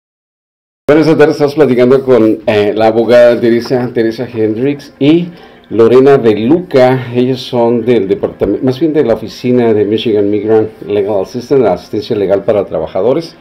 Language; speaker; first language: Spanish; native; Spanish